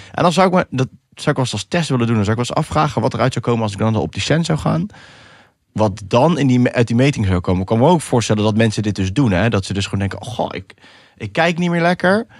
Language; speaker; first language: Dutch; early bilingual, other home language; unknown